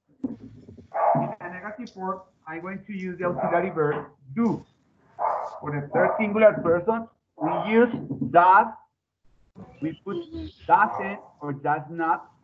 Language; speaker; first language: English; non-native, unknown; Spanish